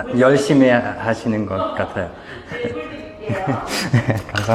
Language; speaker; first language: Korean; non-native, learner; English